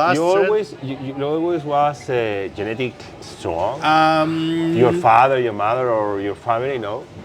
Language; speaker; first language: English; non-native, local second language; Spanish